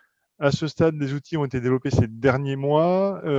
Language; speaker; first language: French; native; French